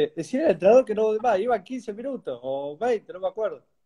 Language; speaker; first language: Spanish; native; Spanish